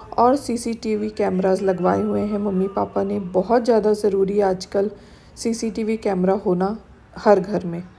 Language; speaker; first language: Hindi; native; Hindi